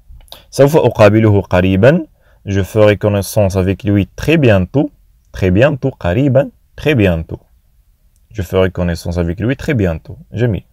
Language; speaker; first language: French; non-native, fluent; Arabic